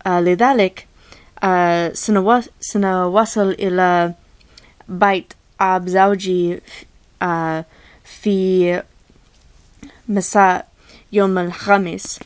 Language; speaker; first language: Arabic; non-native, learner; English